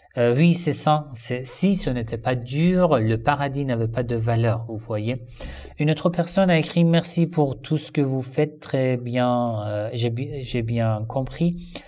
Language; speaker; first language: French; non-native, fluent; Persian